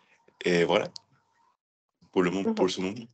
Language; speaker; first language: French; non-native, learner; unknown